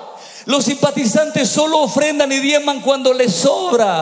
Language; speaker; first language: Spanish; native; Spanish